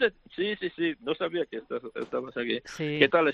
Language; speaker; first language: Spanish; non-native, fluent; Georgian